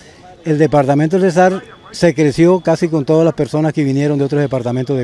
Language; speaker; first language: Spanish; native; Spanish